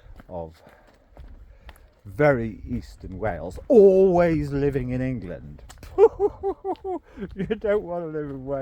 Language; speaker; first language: English; native; English